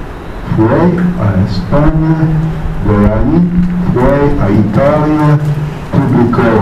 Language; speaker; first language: Spanish; non-native, fluent; English